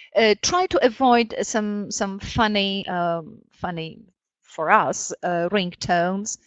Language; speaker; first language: English; non-native, fluent; Polish